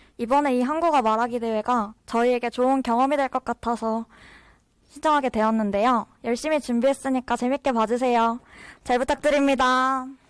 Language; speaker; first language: Korean; non-native, fluent; Japanese